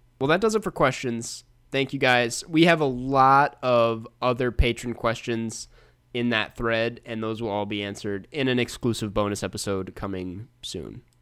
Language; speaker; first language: English; native; English